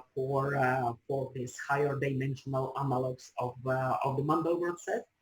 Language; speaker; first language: English; non-native, fluent; Ukrainian